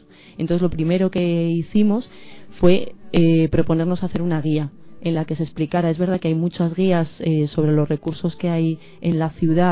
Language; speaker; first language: Spanish; native; Spanish